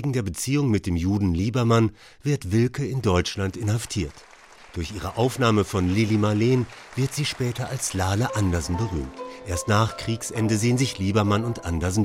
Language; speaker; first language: German; native; German